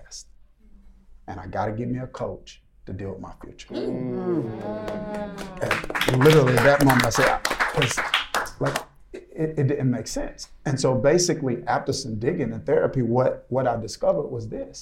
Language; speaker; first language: English; native; English